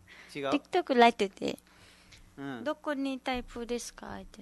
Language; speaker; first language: Japanese; non-native, learner; Nepali